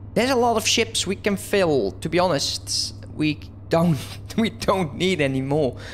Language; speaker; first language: English; non-native, fluent; Dutch